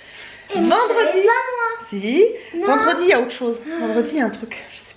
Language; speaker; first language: French; native; French